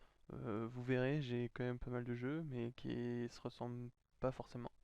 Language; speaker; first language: French; native; French